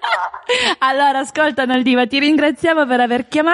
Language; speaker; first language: Italian; native; Italian